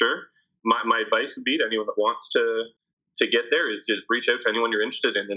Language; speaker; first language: English; native; English